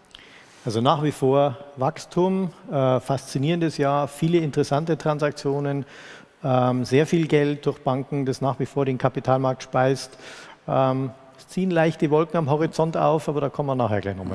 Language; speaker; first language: German; native; German